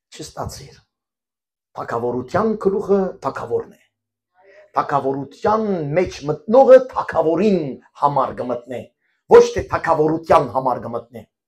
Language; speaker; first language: Armenian; early bilingual, heritage; Armenian